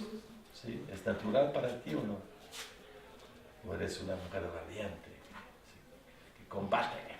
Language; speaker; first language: Spanish; non-native, fluent; French